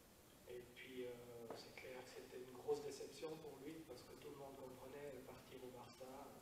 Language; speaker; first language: French; native; French